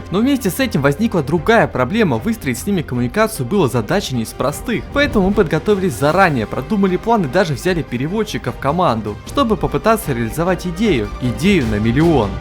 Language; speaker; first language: Russian; native; Russian